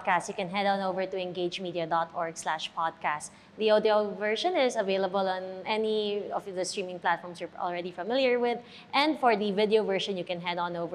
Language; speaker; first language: English; non-native, local second language; Filipino